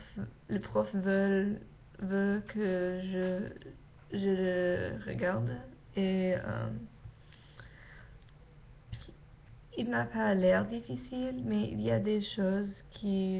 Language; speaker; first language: French; non-native, learner; English